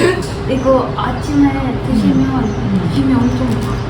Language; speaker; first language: Korean; non-native, fluent; Ukrainian